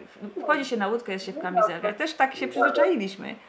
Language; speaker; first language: Polish; native; Polish